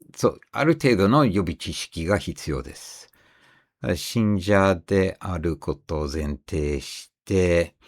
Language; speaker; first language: Japanese; non-native, fluent; English